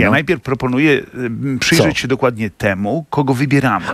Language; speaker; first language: Polish; native; Polish